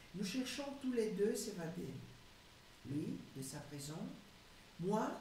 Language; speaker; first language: French; non-native, fluent; Greek